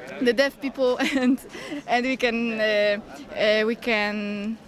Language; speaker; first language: English; non-native, learner; Italian